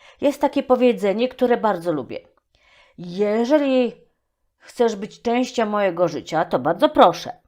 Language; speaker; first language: Polish; native; Polish